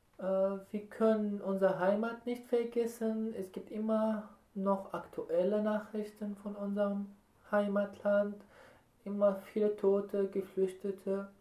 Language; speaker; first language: German; non-native, fluent; Arabic